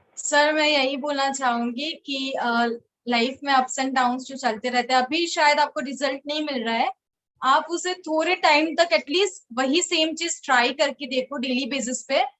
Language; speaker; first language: Hindi; non-native, local second language; Gujarati